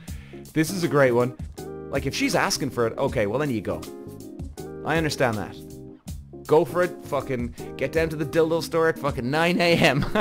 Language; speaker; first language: English; native; English